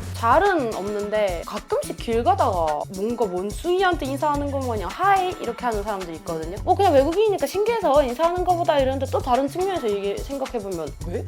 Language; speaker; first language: Korean; early bilingual, other home language; Russian